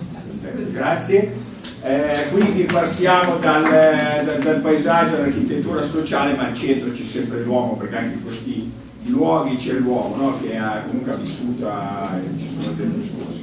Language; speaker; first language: Italian; native; Italian